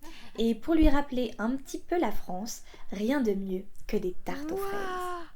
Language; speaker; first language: French; native; French